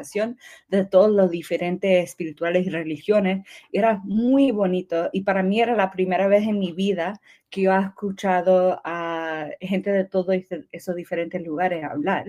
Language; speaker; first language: Spanish; early bilingual, heritage; English